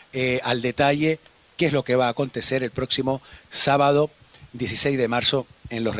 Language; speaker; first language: Spanish; native; Spanish